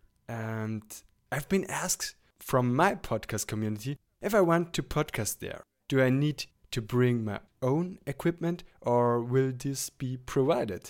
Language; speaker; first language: English; non-native, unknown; German